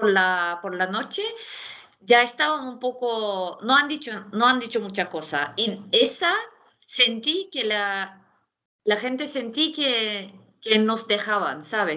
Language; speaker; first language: Spanish; non-native, fluent; Turkish